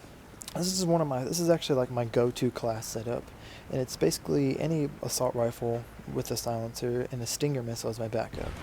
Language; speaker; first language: English; native; English